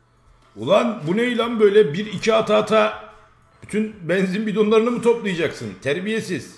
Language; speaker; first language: Turkish; native; Turkish